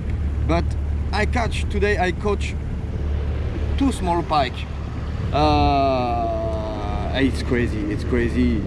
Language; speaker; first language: English; non-native, learner; French